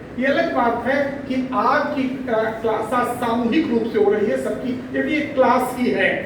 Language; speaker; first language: Hindi; native; Hindi